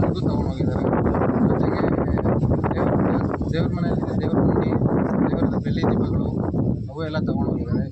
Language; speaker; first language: Kannada; native; Kannada